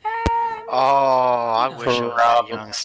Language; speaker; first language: English; native; English